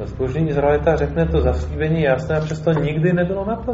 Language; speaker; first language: Czech; native; Czech